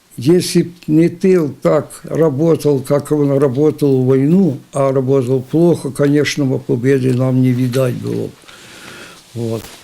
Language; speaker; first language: Russian; non-native, local second language; Ukrainian